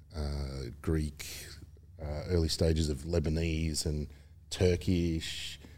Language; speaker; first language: English; native; English